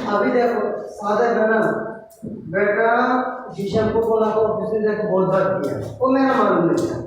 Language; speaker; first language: Hindi; non-native, learner; Bangla